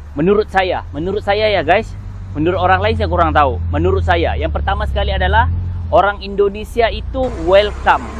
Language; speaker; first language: Malay; native; Malay